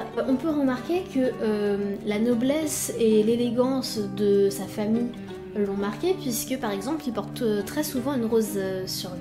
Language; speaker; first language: French; native; French